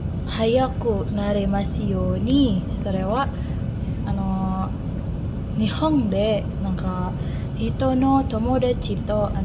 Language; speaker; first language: Japanese; non-native, learner; Indonesian